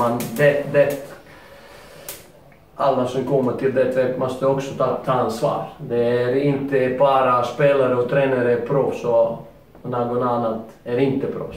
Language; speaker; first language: Swedish; non-native, learner; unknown